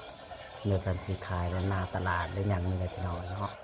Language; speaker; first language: Thai; non-native, local second language; Northeastern Thai